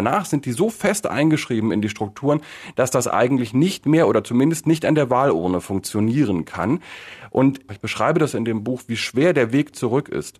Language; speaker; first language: German; native; German